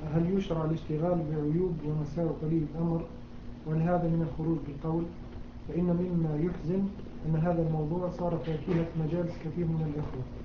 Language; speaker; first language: Arabic; native; Arabic